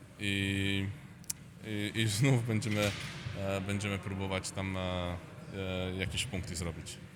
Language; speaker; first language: Polish; non-native, learner; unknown